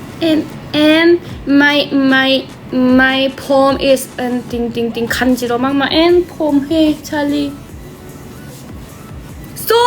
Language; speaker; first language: English; non-native, learner; Korean